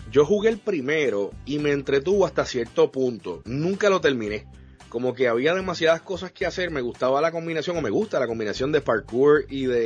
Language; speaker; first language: Spanish; native; Spanish